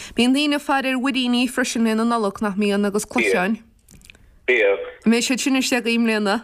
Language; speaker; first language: Irish; native; Irish